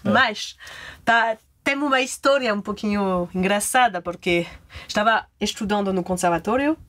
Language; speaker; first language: Portuguese; non-native, fluent; French